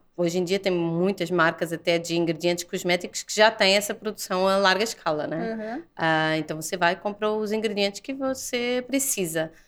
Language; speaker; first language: Portuguese; native; Portuguese